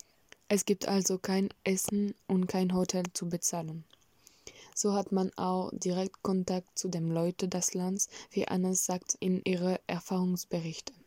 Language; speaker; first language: German; non-native, learner; French